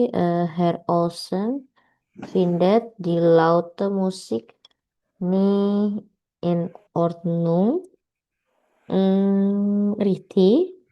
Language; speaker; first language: German; non-native, learner; Indonesian